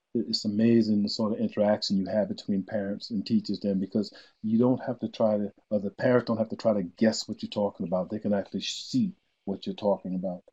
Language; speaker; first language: English; native; English